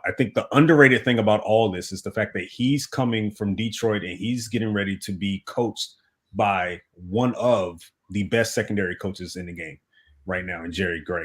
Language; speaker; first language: English; native; English